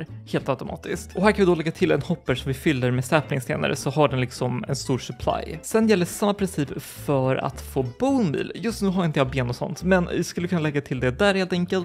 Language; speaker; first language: Swedish; native; Swedish